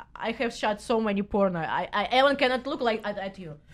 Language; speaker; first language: English; non-native, learner; Russian